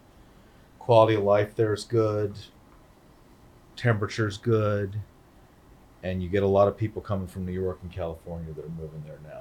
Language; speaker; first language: English; native; English